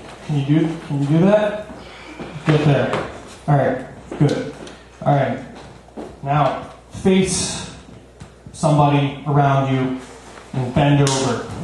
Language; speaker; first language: English; native; English